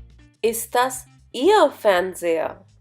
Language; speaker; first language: German; non-native, fluent; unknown